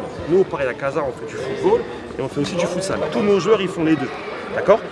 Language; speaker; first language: French; native; French